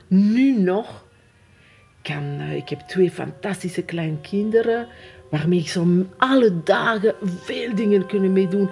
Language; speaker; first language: Dutch; non-native, fluent; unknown